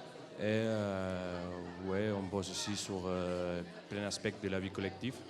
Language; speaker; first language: French; non-native, fluent; Catalan